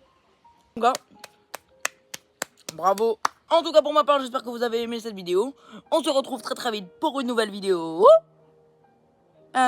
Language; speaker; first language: French; native; French